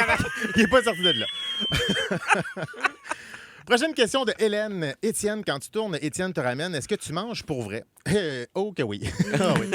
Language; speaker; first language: French; native; French